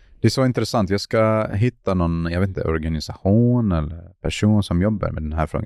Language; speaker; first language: Swedish; non-native, fluent; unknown